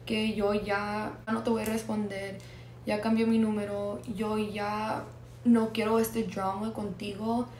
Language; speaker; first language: Spanish; early bilingual, heritage; Spanish